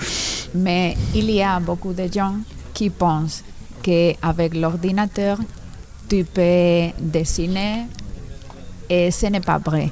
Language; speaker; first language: French; non-native, learner; Spanish